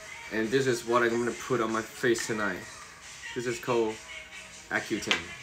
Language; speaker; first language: English; non-native, learner; Chinese